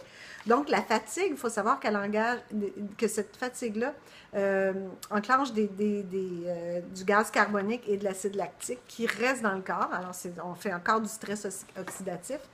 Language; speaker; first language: French; native; French